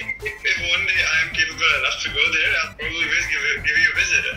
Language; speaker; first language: English; non-native, local second language; Urdu